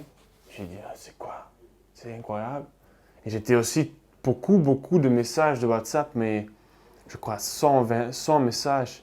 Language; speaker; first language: French; non-native, learner; Dutch